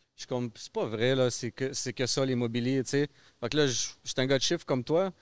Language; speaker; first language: French; early bilingual, other home language; Russian